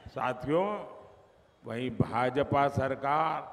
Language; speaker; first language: Hindi; non-native, local second language; Gujarati